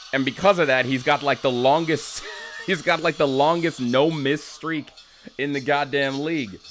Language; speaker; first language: English; native; English